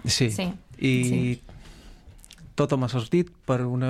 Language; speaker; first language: Catalan; non-native, fluent; Romanian